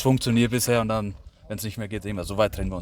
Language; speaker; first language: German; native; German